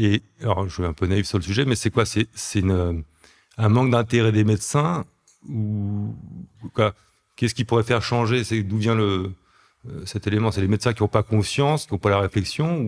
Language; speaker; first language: French; native; French